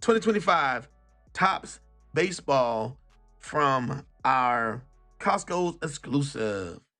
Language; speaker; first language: English; native; English